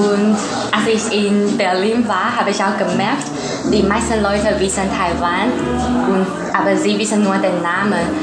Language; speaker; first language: German; non-native, learner; Chinese